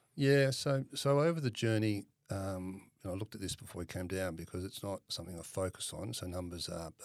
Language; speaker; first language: English; native; English